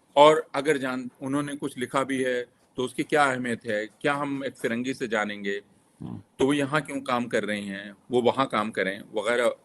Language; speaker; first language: Hindi; native; Hindi